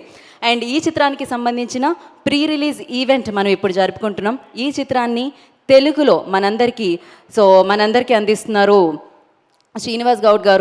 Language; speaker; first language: Telugu; native; Telugu